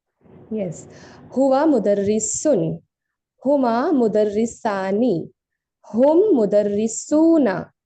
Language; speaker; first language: Arabic; non-native, learner; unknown